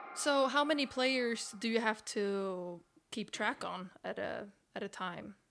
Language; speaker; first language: English; non-native, fluent; Swedish